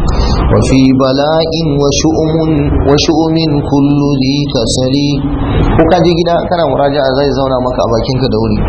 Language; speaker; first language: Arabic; non-native, fluent; Hausa